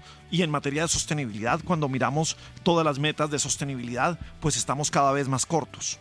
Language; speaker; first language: Spanish; native; Spanish